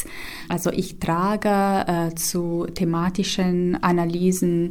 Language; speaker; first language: German; non-native, fluent; Italian